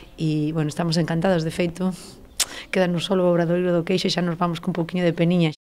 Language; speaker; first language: Galician; native; Galician